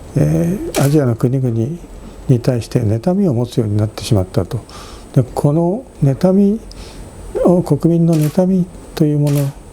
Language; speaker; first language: Japanese; native; Japanese